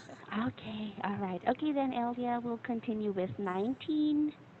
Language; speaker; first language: English; non-native, fluent; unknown